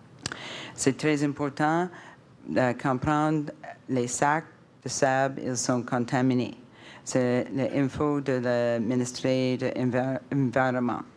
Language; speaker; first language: French; non-native, learner; English